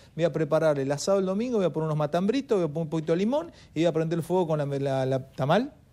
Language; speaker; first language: Spanish; native; Spanish